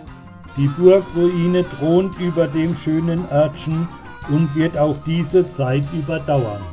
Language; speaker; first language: German; native; German